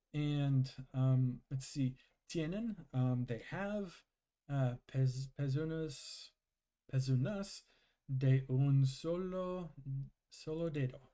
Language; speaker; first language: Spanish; non-native, learner; English